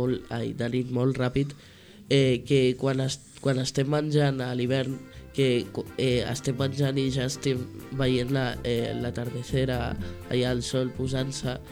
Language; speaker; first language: Catalan; early bilingual, heritage; Catalan